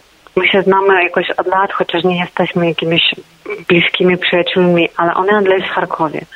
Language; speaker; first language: Polish; non-native, fluent; Ukrainian